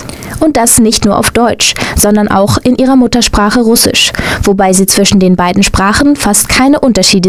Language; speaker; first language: German; native; German